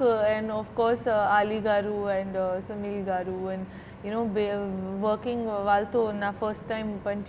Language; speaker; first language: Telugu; non-native, learner; Hindi